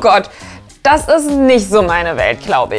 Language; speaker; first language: German; native; German